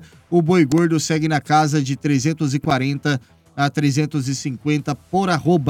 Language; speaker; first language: Portuguese; native; Portuguese